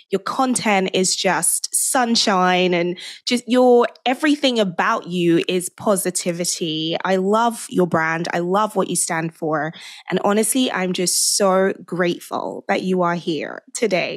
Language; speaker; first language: English; non-native, local second language; Yoruba